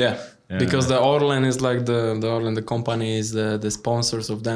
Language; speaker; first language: English; non-native, learner; Polish